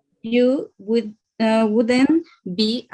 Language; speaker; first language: English; non-native, learner; Spanish